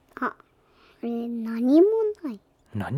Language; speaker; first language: Japanese; early bilingual, heritage; Japanese